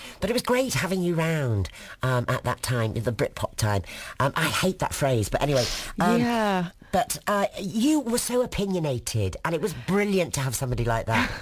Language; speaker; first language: English; native; English